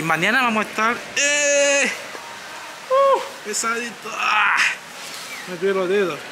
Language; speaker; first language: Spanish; non-native, learner; Haitian Creole